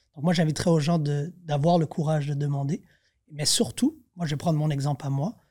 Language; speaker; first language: French; native; French